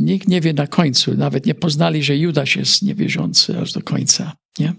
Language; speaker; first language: Polish; early bilingual, heritage; Polish